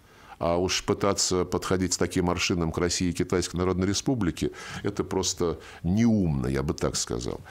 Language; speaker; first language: Russian; native; Russian